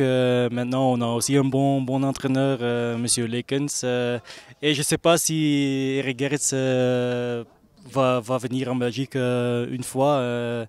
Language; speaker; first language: French; non-native, local second language; Dutch